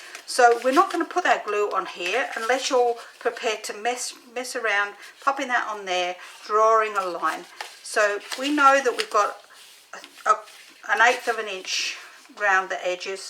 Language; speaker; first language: English; native; English